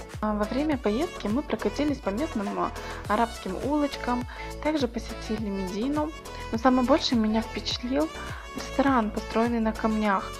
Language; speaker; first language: Russian; native; Russian